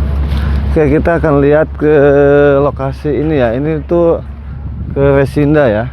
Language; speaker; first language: Indonesian; non-native, local second language; Sundanese